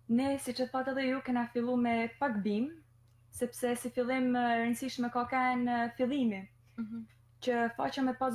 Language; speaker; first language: Albanian; native; Albanian